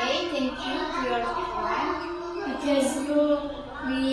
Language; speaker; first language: English; non-native, learner; Indonesian